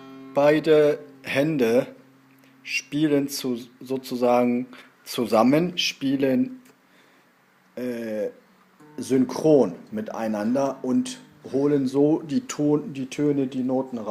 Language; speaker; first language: German; early bilingual, other home language; Kurdish